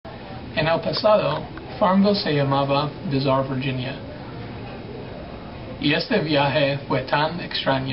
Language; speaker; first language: Spanish; non-native, learner; English